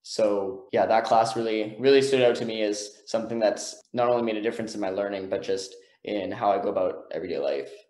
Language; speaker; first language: English; native; English